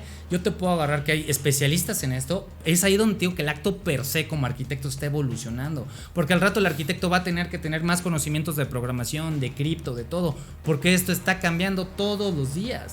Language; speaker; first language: Spanish; native; Spanish